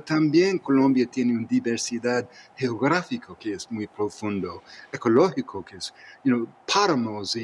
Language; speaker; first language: Spanish; non-native, fluent; English